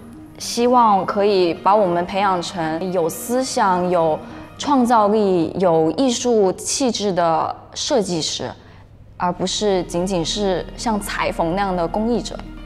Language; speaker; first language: Chinese; native; Chinese